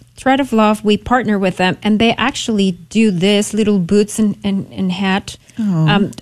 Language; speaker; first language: English; non-native, fluent; Spanish